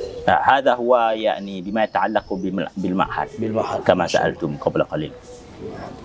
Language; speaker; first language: Arabic; non-native, fluent; Indonesian